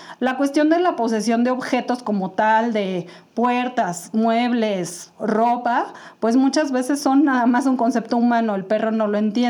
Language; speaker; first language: Spanish; native; Spanish